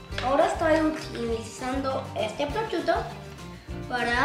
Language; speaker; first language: Spanish; early bilingual, other home language; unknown